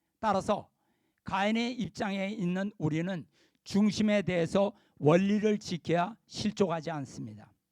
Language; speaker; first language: Korean; native; Korean